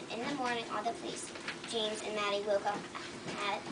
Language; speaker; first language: English; native; English